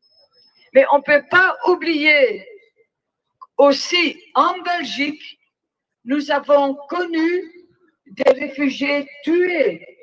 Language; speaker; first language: French; non-native, local second language; Dutch